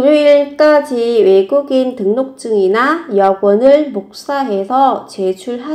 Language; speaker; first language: Korean; non-native, fluent; Vietnamese